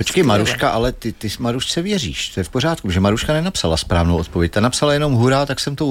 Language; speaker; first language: Czech; native; Czech